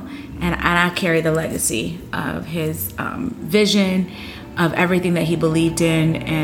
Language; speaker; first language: English; native; English